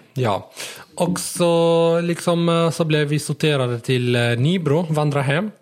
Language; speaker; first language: Swedish; early bilingual, other home language; Arabic